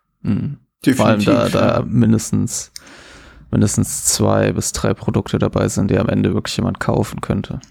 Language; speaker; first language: German; native; German